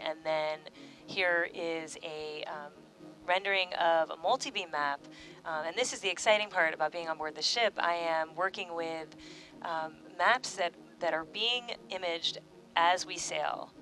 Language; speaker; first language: English; native; English